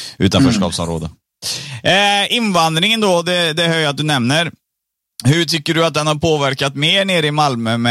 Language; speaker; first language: Swedish; early bilingual, other home language; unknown